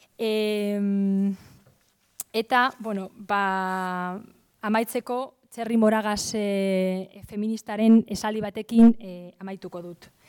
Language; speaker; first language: Basque; non-native, local second language; Spanish